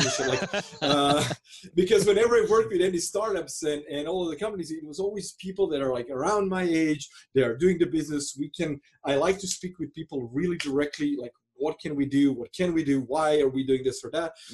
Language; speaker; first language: English; non-native, fluent; Croatian